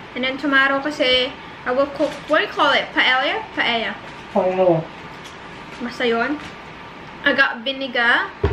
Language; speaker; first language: Filipino; native; Filipino